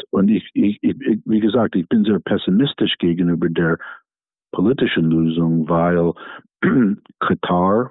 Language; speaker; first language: German; non-native, fluent; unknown